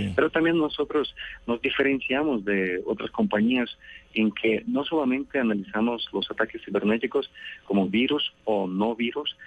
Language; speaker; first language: Spanish; non-native, fluent; Russian